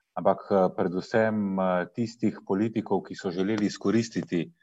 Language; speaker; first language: Slovenian; native; Slovenian